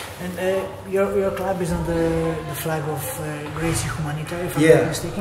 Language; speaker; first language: English; non-native, fluent; Polish